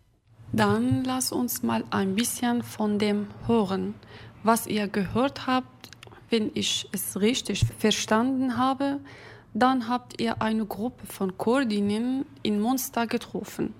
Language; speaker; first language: German; non-native, fluent; Kurdish